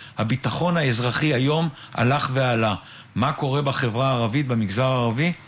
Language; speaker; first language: Hebrew; native; Hebrew